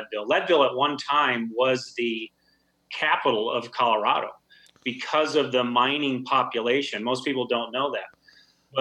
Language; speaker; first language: English; native; English